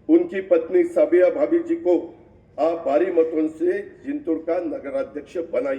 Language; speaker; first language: Hindi; non-native, local second language; Marathi